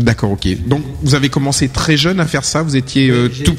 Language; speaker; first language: French; native; French